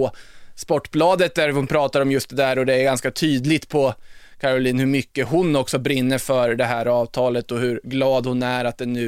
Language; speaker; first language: Swedish; native; Swedish